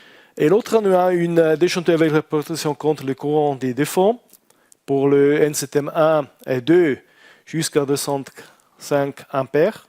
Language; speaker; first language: French; non-native, learner; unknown